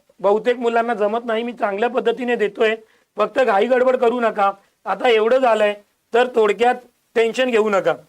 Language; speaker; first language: Marathi; non-native, local second language; Hindi